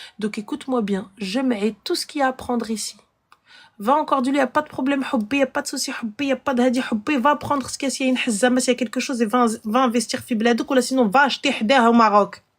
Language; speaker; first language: French; early bilingual, other home language; Arabic